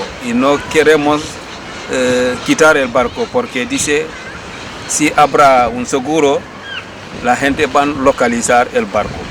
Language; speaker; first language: Spanish; non-native, learner; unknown